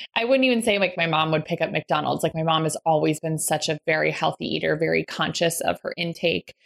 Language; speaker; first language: English; native; English